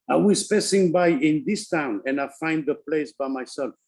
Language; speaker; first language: English; non-native, learner; Italian